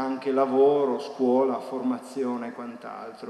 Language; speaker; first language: Italian; native; Italian